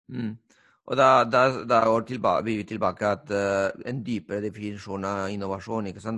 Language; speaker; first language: Norwegian; non-native, fluent; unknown